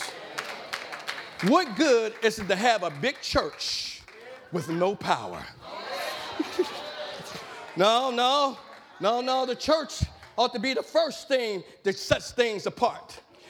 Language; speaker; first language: English; native; English